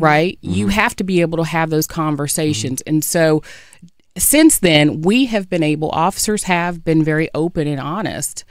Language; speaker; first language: English; native; English